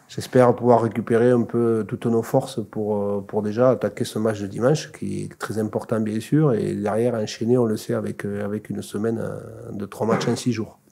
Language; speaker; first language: French; native; French